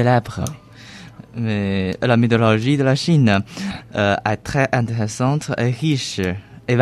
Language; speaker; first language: French; non-native, learner; Chinese